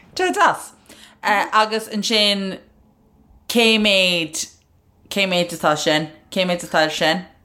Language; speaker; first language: Irish; non-native, local second language; English